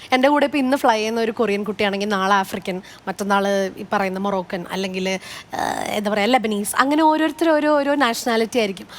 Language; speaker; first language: Malayalam; native; Malayalam